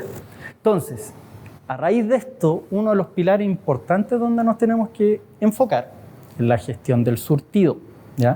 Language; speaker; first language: Spanish; native; Spanish